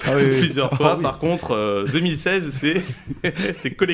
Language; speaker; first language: French; native; French